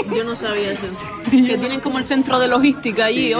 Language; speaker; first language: Spanish; native; Spanish